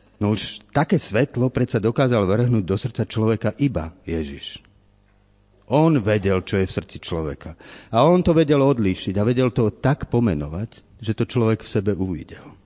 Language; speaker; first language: Slovak; native; Slovak